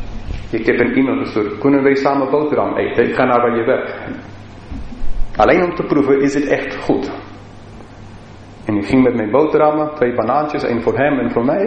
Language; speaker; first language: Dutch; non-native, fluent; English